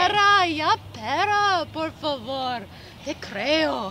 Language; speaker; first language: Spanish; non-native, learner; English